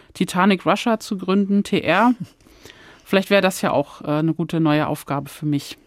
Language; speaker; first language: German; native; German